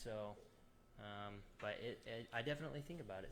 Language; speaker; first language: English; native; English